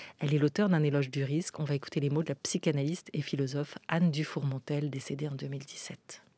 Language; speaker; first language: French; native; French